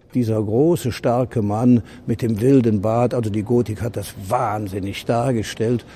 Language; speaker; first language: German; native; German